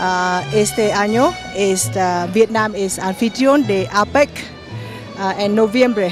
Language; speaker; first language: Spanish; non-native, fluent; Vietnamese